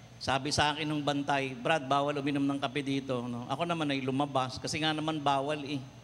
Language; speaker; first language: Filipino; non-native, local second language; Cebuano